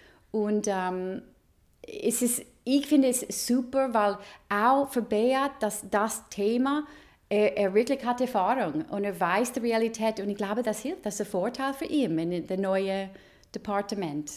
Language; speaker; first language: German; non-native, fluent; English